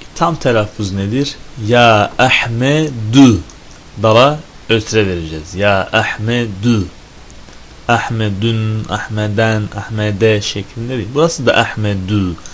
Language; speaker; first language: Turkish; native; Turkish